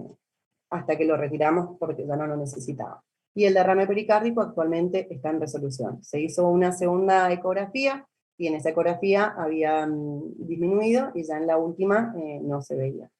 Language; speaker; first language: Spanish; native; Spanish